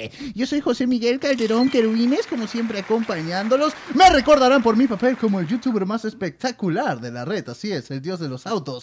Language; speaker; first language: Spanish; native; Spanish